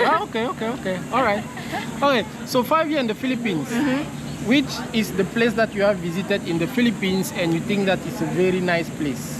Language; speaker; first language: English; non-native, learner; French